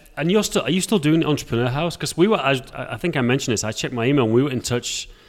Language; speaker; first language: English; native; English